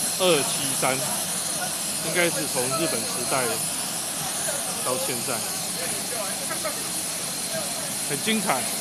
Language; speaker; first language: Chinese; native; Chinese